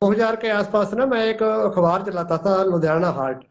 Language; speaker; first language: Hindi; non-native, local second language; Punjabi